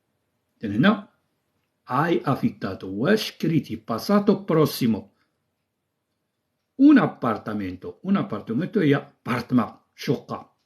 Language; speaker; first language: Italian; non-native, fluent; Arabic